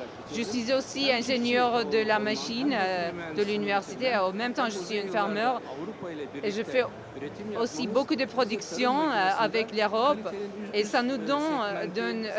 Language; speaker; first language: French; non-native, learner; Turkish